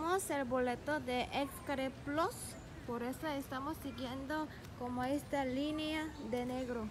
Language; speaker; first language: Spanish; non-native, fluent; Korean